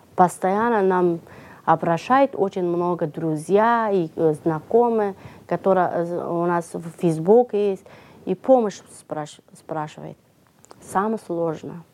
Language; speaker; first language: Russian; non-native, learner; Persian